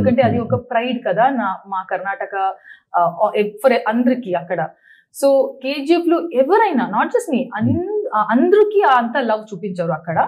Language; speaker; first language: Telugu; non-native, learner; Kannada